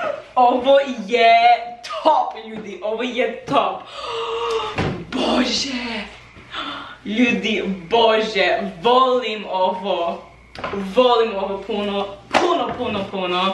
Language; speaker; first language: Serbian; non-native, learner; English